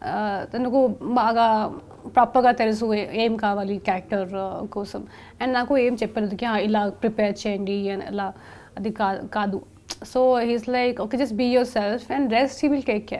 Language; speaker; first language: Telugu; non-native, fluent; Hindi